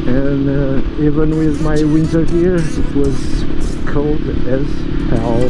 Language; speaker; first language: English; non-native, fluent; Portuguese